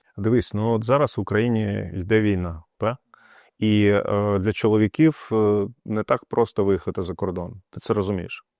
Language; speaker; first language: Ukrainian; non-native, local second language; Russian